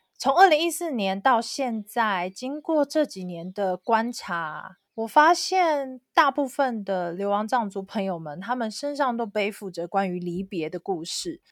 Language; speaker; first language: Chinese; native; Chinese